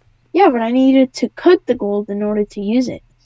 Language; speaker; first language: English; native; English